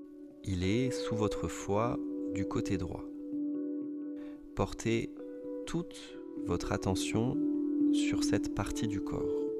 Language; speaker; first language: French; native; French